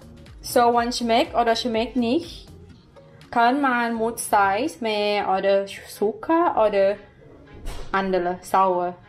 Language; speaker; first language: German; non-native, learner; Thai